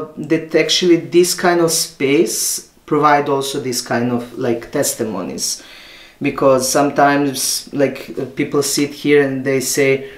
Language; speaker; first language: English; non-native, learner; Serbian